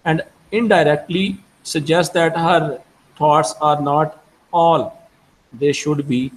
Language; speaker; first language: English; non-native, local second language; Urdu